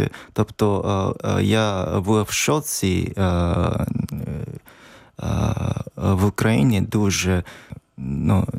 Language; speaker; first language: Ukrainian; non-native, learner; Japanese